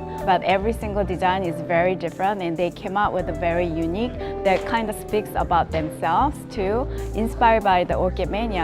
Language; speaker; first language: English; non-native, fluent; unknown